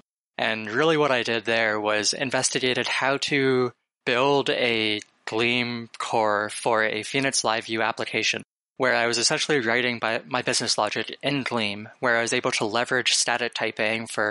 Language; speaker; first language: English; native; English